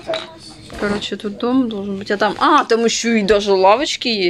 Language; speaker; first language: Russian; native; Russian